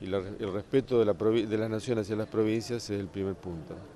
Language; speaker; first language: Spanish; native; Spanish